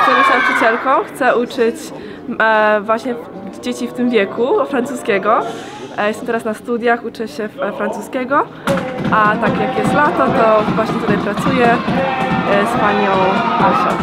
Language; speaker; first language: Polish; early bilingual, heritage; Polish